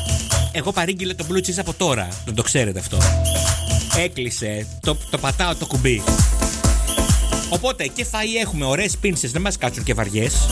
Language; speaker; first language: Greek; native; Greek